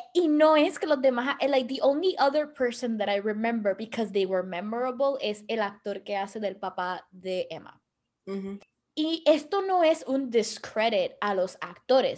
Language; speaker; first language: Spanish; early bilingual, heritage; Spanish